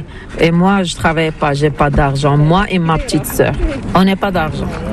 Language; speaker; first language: French; non-native, learner; Arabic